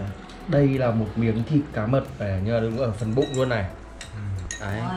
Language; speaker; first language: Vietnamese; native; Vietnamese